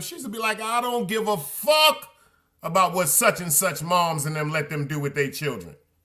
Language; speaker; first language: English; native; English